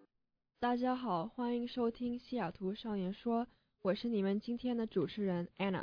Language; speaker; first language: Chinese; early bilingual, heritage; English